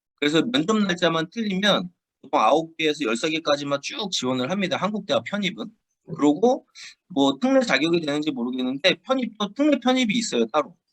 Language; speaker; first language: Korean; native; Korean